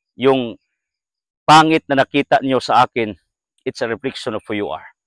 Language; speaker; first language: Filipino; non-native, local second language; Cebuano